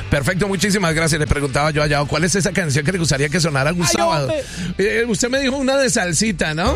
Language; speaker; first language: Spanish; native; Spanish